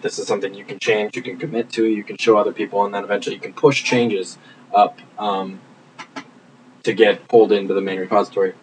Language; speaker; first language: English; native; English